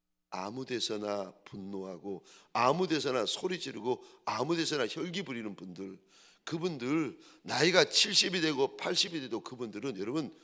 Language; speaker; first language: Korean; native; Korean